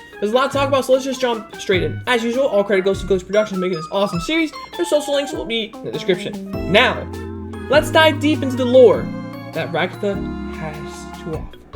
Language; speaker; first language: English; native; English